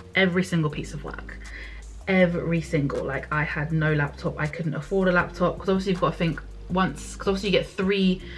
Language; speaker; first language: English; native; English